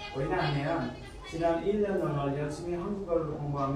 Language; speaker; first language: Korean; non-native, learner; Nepali